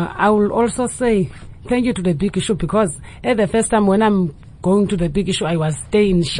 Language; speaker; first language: English; non-native, local second language; Xhosa